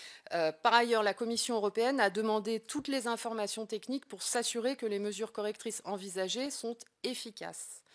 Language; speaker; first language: French; native; French